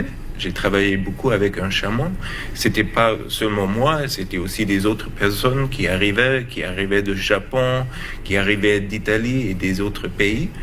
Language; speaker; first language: French; non-native, learner; German